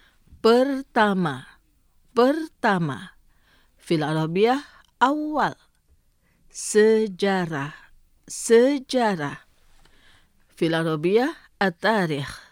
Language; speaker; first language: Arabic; non-native, fluent; Indonesian